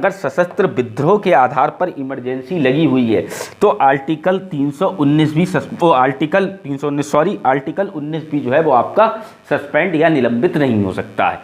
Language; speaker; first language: Hindi; native; Hindi